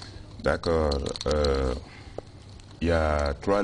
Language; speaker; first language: French; non-native, fluent; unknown